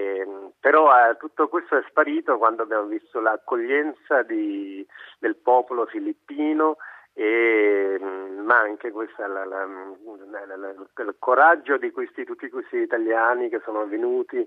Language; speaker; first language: Italian; non-native, fluent; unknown